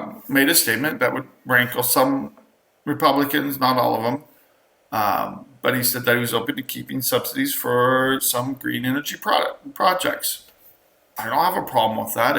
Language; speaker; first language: English; native; English